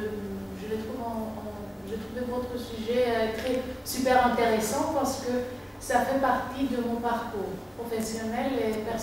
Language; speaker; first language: French; non-native, fluent; Greek